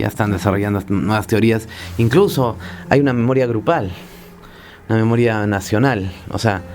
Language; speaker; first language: Spanish; native; Spanish